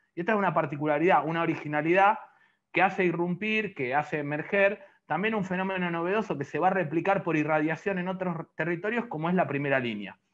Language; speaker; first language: Spanish; native; Spanish